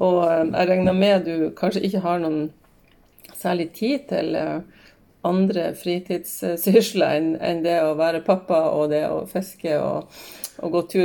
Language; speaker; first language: Norwegian; native; Norwegian